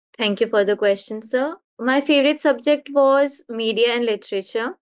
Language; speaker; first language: English; non-native, local second language; Hindi